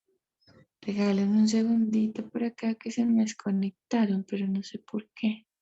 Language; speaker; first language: Spanish; native; Spanish